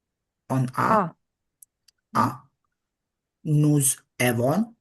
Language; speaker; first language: French; non-native, learner; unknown